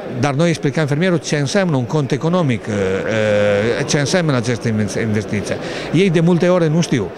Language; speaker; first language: Romanian; non-native, fluent; Italian